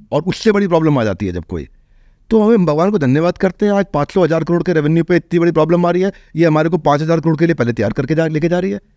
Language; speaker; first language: Hindi; native; Hindi